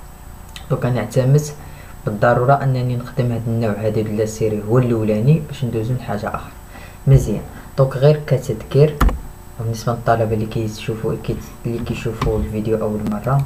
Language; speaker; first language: Arabic; native; Arabic